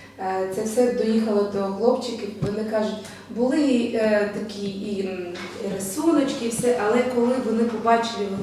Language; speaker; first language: Ukrainian; non-native, local second language; Russian